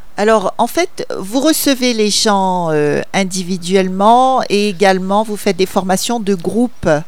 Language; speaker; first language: French; native; French